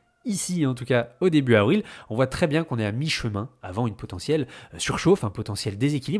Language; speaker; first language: French; native; French